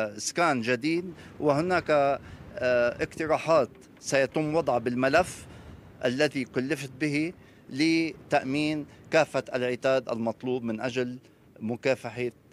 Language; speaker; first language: Arabic; native; Arabic